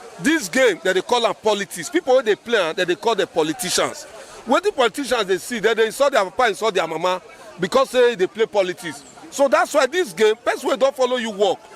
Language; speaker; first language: Nigerian Pidgin; native; Nigerian Pidgin